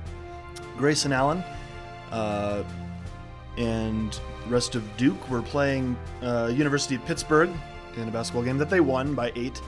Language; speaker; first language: English; native; English